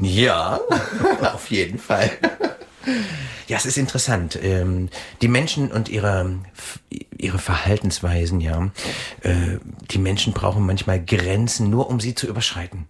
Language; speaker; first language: German; native; German